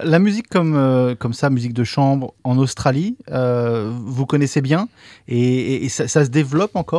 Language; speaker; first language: French; native; French